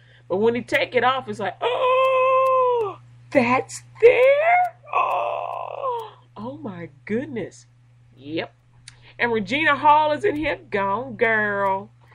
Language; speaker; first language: English; native; English